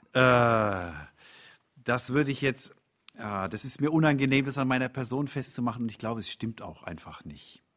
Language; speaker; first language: German; native; German